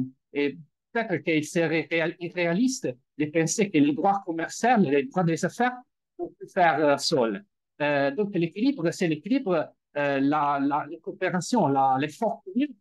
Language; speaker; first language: French; non-native, fluent; Italian